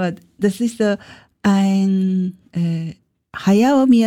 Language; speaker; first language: German; non-native, learner; Japanese